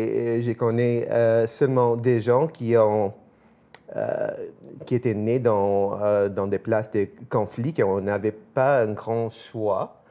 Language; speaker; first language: French; non-native, fluent; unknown